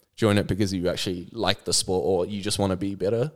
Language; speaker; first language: English; native; English